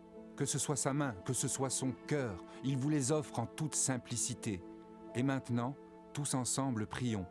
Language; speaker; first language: French; native; French